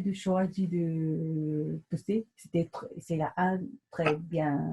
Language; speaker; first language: French; non-native, learner; Japanese